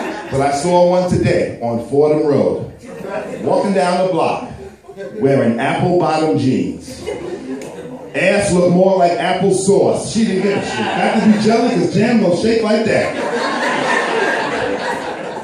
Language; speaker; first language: English; native; English